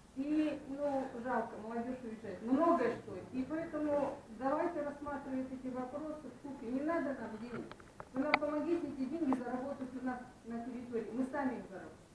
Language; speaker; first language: Russian; native; Russian